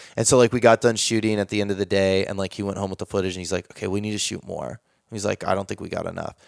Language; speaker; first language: English; native; English